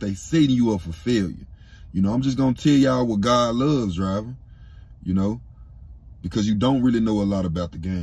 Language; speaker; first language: English; native; English